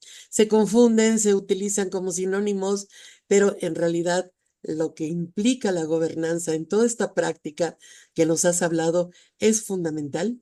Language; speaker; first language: Spanish; native; Spanish